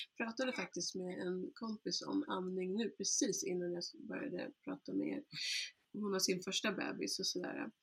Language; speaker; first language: Swedish; early bilingual, other home language; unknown